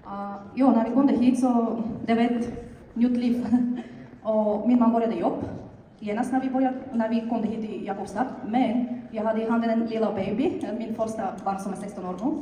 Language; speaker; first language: Swedish; non-native, fluent; Bulgarian